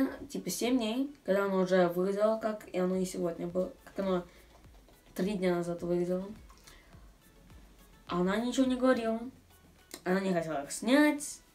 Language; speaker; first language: Russian; early bilingual, other home language; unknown